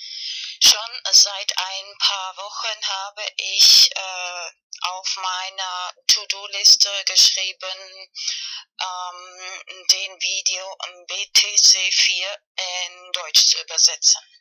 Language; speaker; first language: German; non-native, fluent; Spanish